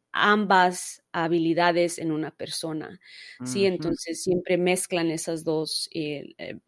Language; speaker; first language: Spanish; early bilingual, heritage; Spanish